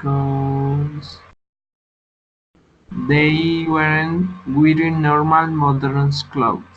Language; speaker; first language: English; non-native, learner; Spanish